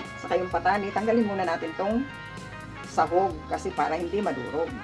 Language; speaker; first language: Filipino; non-native, local second language; Iloko